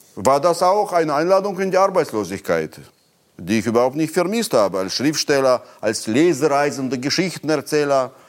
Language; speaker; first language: German; non-native, fluent; Russian